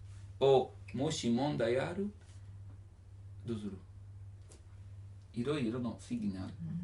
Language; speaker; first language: Japanese; non-native, learner; Italian